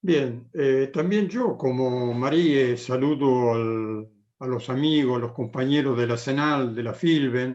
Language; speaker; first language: Spanish; non-native, fluent; Italian